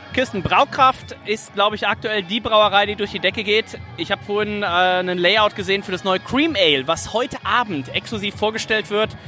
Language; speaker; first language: German; native; German